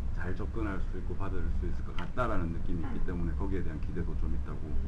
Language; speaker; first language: Korean; native; Korean